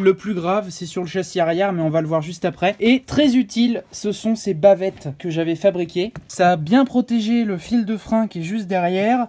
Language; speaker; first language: French; native; French